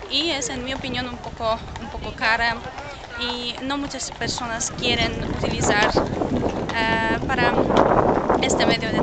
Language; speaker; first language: Spanish; non-native, fluent; Polish